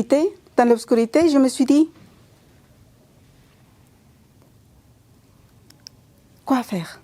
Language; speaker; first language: French; non-native, fluent; Spanish